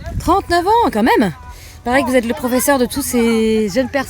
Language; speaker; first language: French; native; French